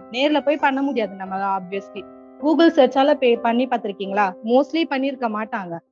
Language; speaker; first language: Tamil; native; Tamil